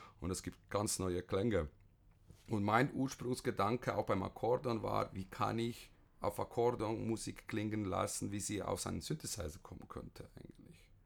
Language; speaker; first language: German; early bilingual, other home language; Bosnian